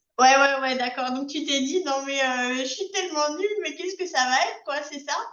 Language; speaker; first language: French; native; French